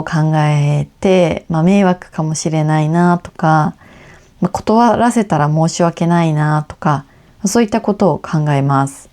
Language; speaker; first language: Japanese; native; Japanese